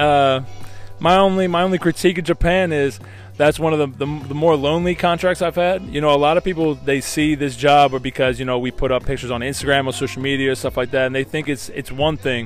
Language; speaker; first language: English; native; English